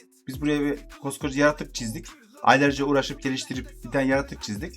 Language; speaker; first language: Turkish; native; Turkish